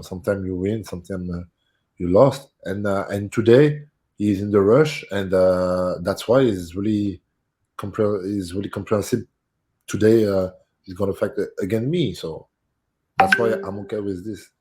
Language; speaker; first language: English; non-native, fluent; French